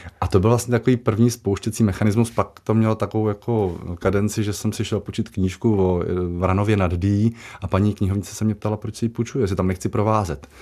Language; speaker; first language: Czech; native; Czech